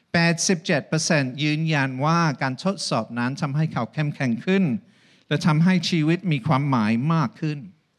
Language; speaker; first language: Thai; non-native, fluent; English